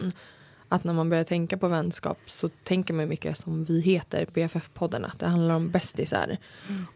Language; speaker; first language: Swedish; native; Swedish